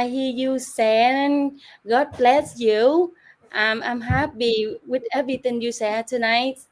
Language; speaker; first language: English; non-native, learner; Vietnamese